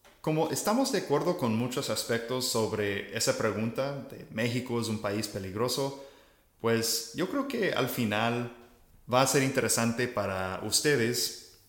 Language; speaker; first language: Spanish; non-native, fluent; English